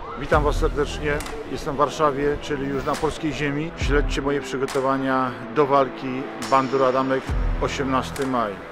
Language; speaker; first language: Polish; native; Polish